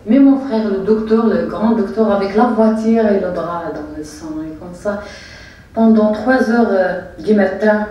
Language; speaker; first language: French; non-native, learner; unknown